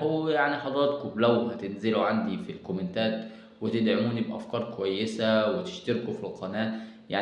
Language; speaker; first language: Arabic; native; Arabic